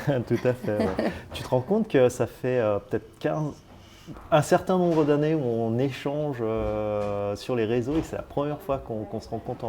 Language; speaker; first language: French; native; French